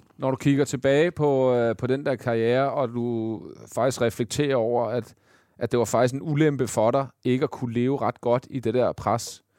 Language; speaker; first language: Danish; native; Danish